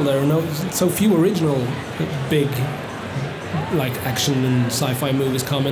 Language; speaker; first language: English; non-native, fluent; Swedish